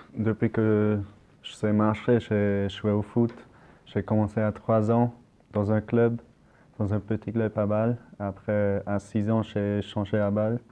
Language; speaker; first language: French; non-native, local second language; German